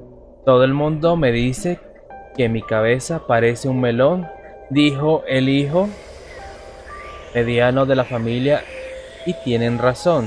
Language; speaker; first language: Spanish; native; Spanish